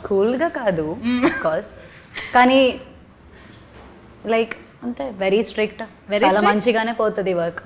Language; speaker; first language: Telugu; non-native, learner; Malayalam